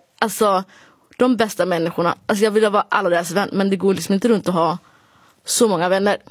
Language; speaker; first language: Swedish; early bilingual, other home language; Somali